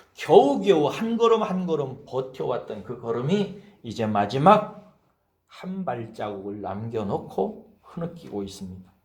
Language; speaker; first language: Korean; native; Korean